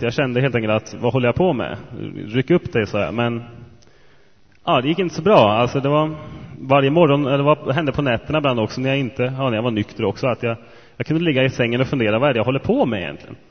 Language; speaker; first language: Swedish; native; Swedish